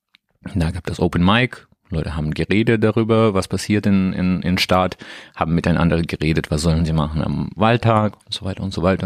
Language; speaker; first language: German; non-native, learner; Russian